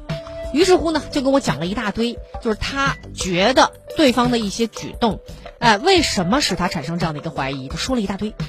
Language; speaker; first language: Chinese; native; Chinese